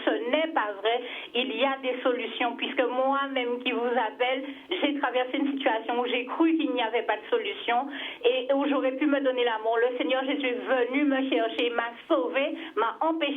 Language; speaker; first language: French; native; French